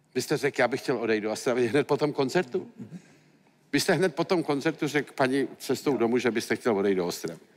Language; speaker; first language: Czech; native; Czech